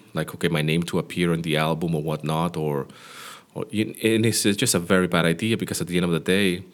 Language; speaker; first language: English; non-native, fluent; Greek